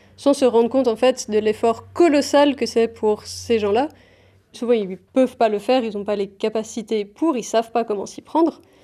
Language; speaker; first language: French; native; French